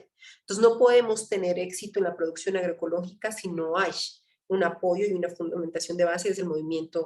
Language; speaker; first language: Spanish; native; Spanish